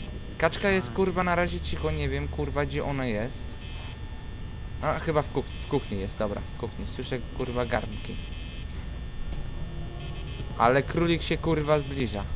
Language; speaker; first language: Polish; native; Polish